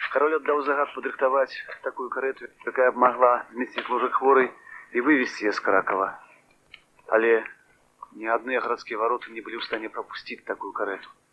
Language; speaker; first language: Belarusian; native; Belarusian